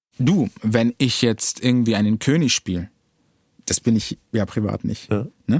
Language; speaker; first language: German; early bilingual, other home language; Arabic